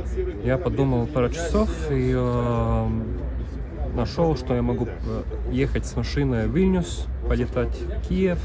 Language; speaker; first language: Russian; non-native, learner; Latvian